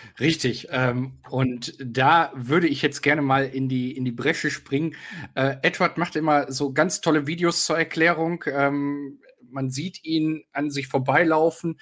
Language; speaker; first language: German; native; German